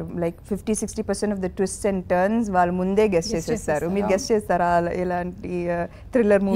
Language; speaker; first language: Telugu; non-native, fluent; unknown